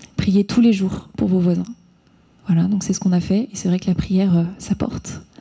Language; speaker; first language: French; native; French